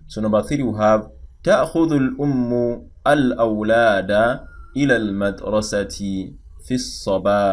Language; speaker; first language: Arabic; non-native, fluent; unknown